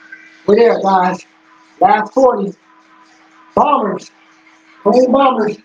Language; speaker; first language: English; native; English